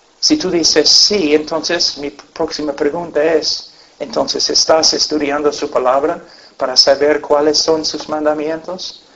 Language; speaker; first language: Spanish; non-native, fluent; English